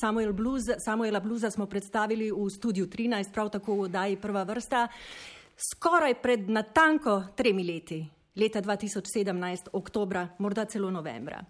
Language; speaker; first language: Slovenian; native; Slovenian